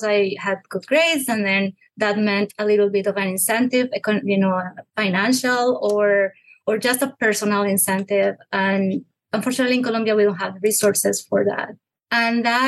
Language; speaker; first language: English; non-native, fluent; Spanish